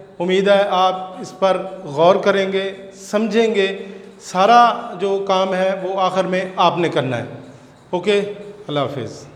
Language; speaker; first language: Urdu; non-native, local second language; Punjabi